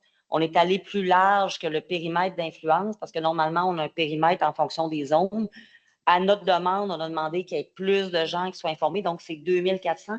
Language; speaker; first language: French; native; French